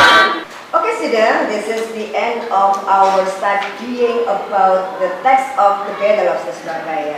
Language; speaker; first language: English; non-native, fluent; Indonesian